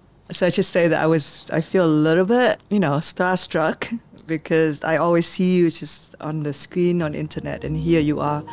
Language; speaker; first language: English; non-native, fluent; Vietnamese